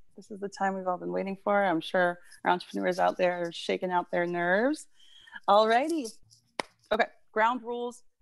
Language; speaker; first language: English; native; English